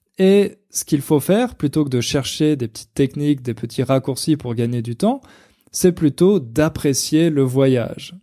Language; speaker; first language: French; native; French